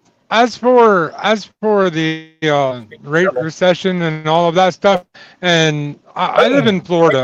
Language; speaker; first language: English; native; English